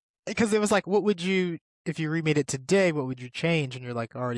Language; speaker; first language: English; native; English